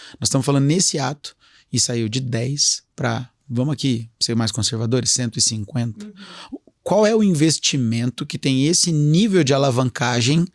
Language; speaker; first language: Portuguese; native; Portuguese